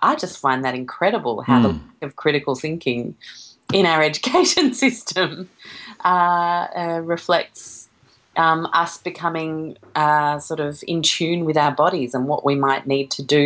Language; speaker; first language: English; native; English